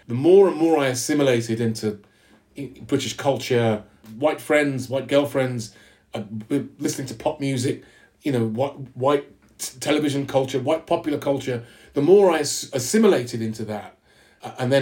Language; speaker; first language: English; native; English